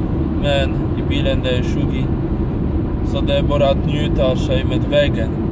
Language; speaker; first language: Swedish; non-native, fluent; Polish